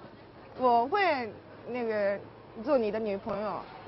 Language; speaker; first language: Chinese; non-native, learner; Japanese